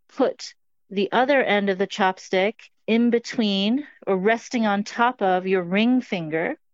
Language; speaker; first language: English; non-native, local second language; Cantonese